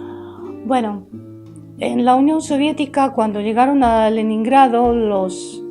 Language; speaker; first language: Spanish; early bilingual, heritage; Spanish